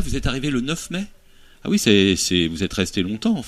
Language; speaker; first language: French; native; French